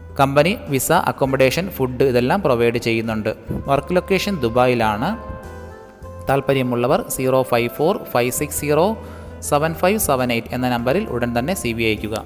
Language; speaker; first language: Malayalam; native; Malayalam